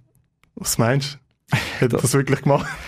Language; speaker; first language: German; native; German